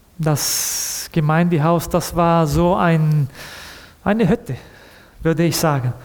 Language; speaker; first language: German; early bilingual, heritage; German